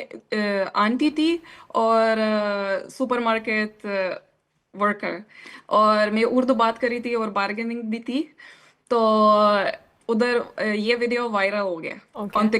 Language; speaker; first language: Hindi; non-native, learner; Lithuanian